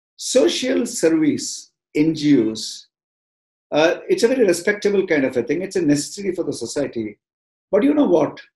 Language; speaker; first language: English; non-native, local second language; Tamil